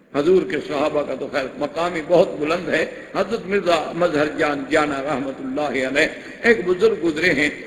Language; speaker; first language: Urdu; non-native, local second language; Punjabi